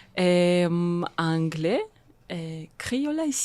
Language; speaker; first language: French; non-native, fluent; Russian